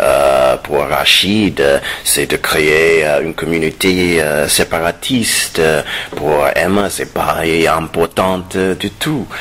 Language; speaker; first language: French; non-native, fluent; English